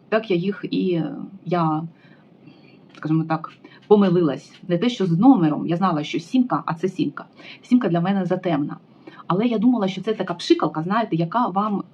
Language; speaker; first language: Ukrainian; native; Ukrainian